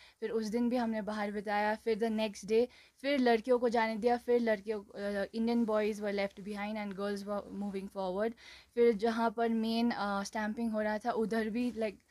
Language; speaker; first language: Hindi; non-native, local second language; Nepali